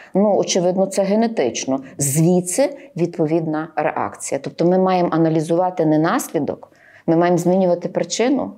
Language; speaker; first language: Ukrainian; native; Ukrainian